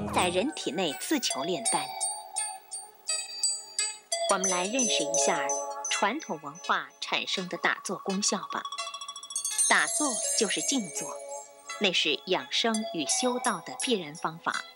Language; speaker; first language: Chinese; native; Chinese